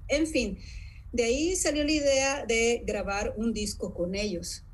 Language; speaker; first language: Spanish; native; Spanish